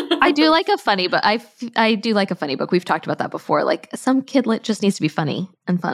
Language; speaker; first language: English; native; English